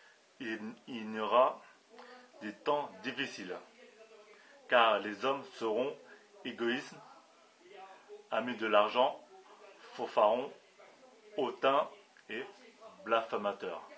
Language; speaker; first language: French; native; French